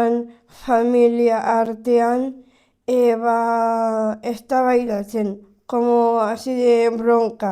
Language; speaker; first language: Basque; non-native, local second language; Spanish